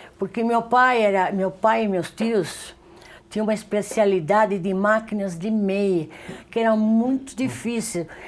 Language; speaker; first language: Portuguese; early bilingual, other home language; Spanish